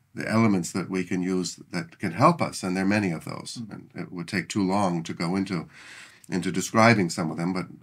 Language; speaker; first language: English; native; English